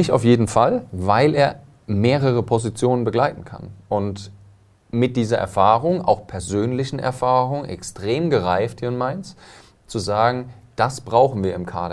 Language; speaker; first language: German; native; German